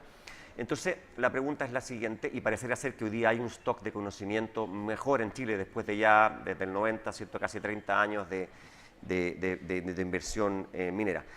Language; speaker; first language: Spanish; native; Spanish